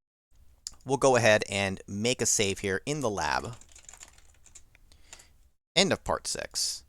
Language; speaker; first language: English; native; English